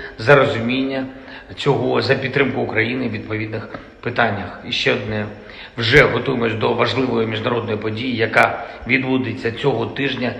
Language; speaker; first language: Ukrainian; non-native, local second language; Russian